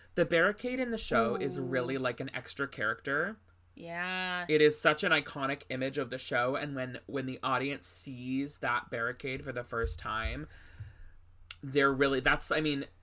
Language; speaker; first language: English; native; English